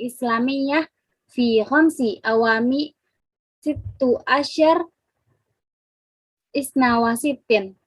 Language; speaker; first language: Arabic; non-native, learner; Indonesian